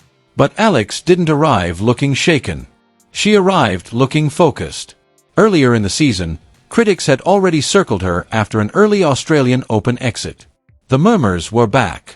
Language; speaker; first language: English; native; English